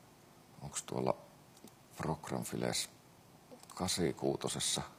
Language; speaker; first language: Finnish; native; Finnish